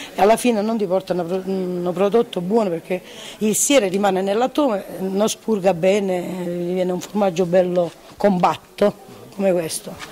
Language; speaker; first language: Italian; native; Italian